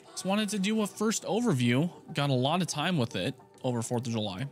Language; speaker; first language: English; native; English